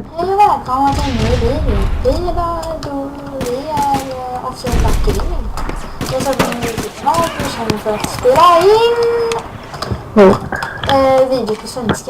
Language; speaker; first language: Swedish; native; Swedish